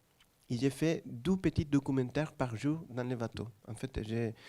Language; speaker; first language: French; non-native, fluent; Spanish